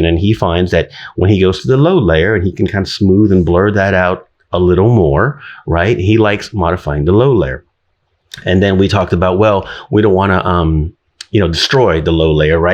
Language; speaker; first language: English; native; English